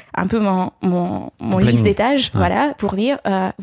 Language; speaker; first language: French; non-native, fluent; Spanish